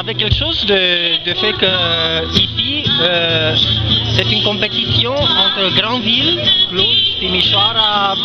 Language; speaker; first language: French; non-native, local second language; Romanian